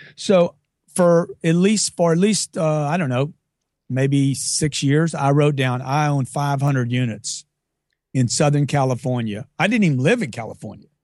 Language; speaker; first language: English; native; English